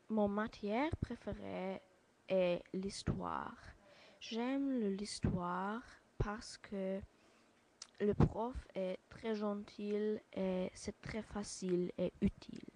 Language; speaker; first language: French; non-native, learner; English